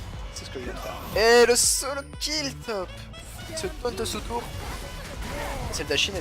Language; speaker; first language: French; native; French